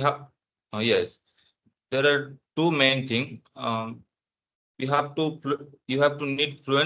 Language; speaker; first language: English; non-native, learner; Odia